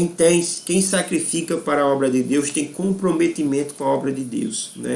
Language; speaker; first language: Portuguese; native; Portuguese